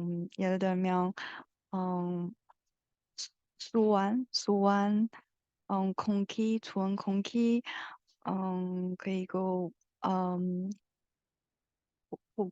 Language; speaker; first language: Korean; non-native, learner; Chinese